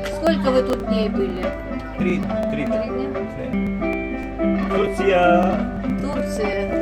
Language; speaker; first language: Russian; non-native, learner; Turkish